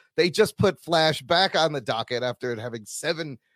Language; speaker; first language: English; native; English